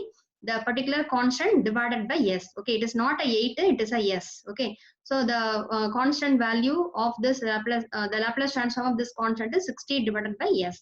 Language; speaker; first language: English; non-native, local second language; Tamil